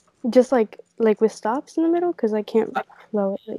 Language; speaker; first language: English; native; English